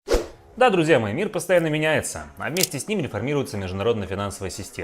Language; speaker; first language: Russian; native; Russian